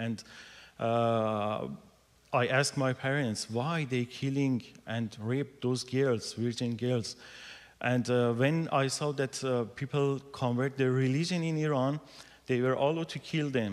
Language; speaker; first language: English; non-native, learner; Persian